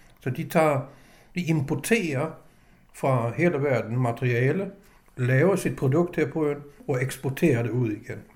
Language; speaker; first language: Danish; native; Danish